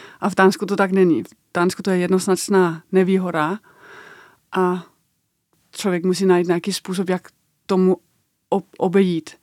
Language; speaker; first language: Czech; non-native, fluent; Danish